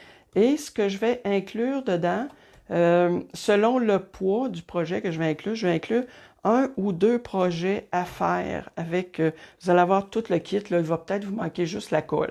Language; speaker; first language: French; native; French